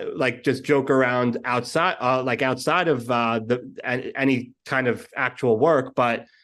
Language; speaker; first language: English; native; English